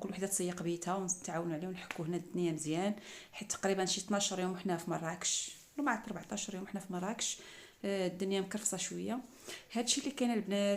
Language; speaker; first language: Arabic; native; Arabic